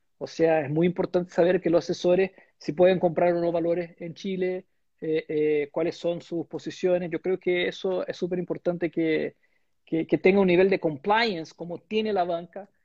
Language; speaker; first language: Spanish; non-native, fluent; Portuguese